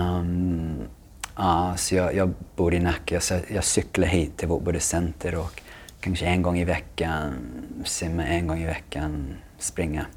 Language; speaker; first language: Swedish; non-native, fluent; English